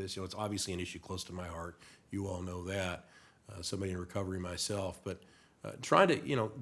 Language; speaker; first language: English; native; English